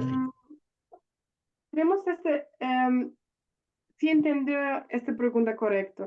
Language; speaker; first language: Spanish; non-native, learner; German